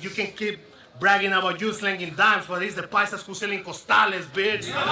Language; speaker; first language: English; non-native, fluent; Spanish